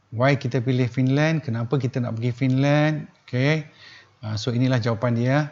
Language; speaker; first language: Malay; native; Malay